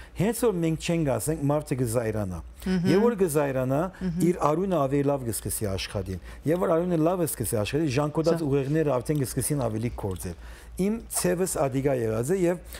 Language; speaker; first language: Armenian; early bilingual, heritage; Armenian